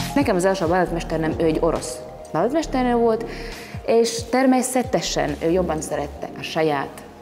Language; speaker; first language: Hungarian; non-native, fluent; Latvian